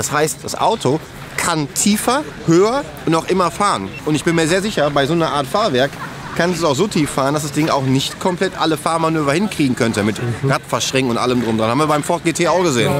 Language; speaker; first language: German; native; German